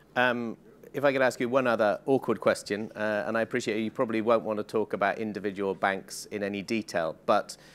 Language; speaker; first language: English; native; English